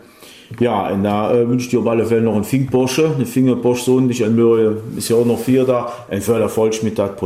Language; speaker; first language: German; native; German